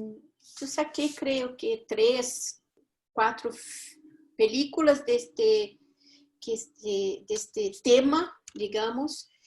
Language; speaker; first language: Spanish; non-native, fluent; Portuguese